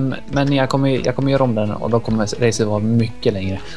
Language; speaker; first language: Swedish; native; Swedish